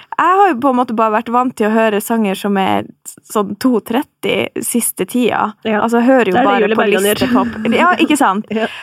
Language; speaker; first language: Norwegian; native; Norwegian